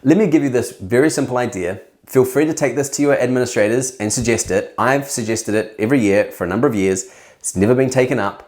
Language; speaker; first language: English; native; English